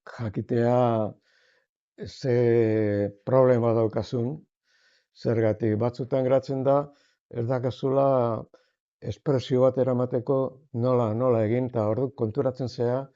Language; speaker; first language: Basque; native; Basque